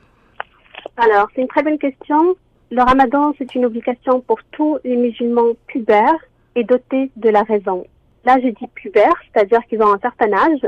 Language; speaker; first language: French; non-native, local second language; Arabic